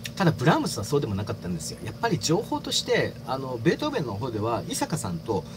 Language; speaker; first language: Japanese; native; Japanese